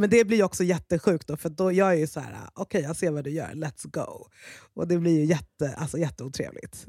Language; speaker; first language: Swedish; native; Swedish